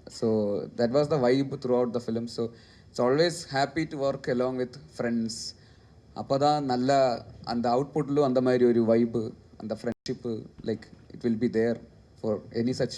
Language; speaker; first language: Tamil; non-native, learner; Malayalam